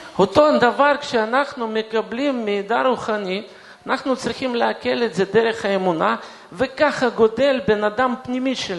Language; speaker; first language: Hebrew; non-native, fluent; Russian